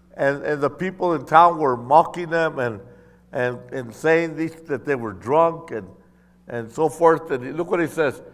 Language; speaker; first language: English; early bilingual, other home language; Spanish